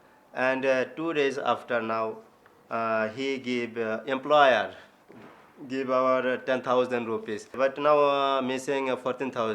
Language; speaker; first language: English; non-native, learner; Bangla